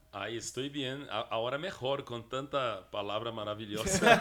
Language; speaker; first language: Spanish; non-native, fluent; Portuguese